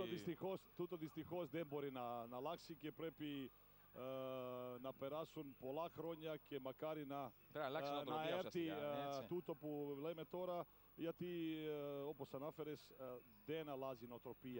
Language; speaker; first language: Greek; non-native, fluent; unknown